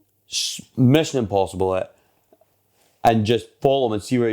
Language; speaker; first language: English; native; English